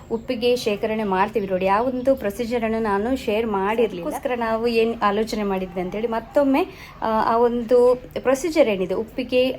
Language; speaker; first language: Kannada; non-native, local second language; Tulu